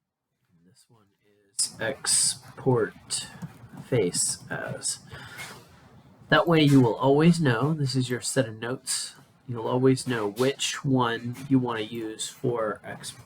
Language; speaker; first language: English; native; English